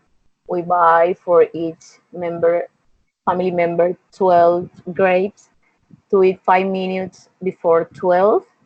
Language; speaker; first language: English; non-native, learner; Spanish